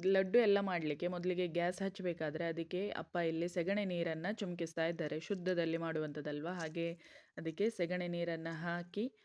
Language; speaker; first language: Kannada; non-native, local second language; Konkani